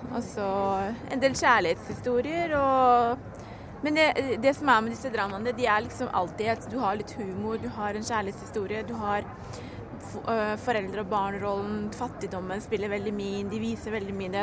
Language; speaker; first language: Norwegian; early bilingual, other home language; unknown